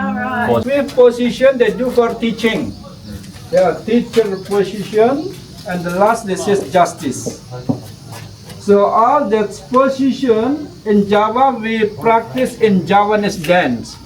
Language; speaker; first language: English; non-native, learner; Indonesian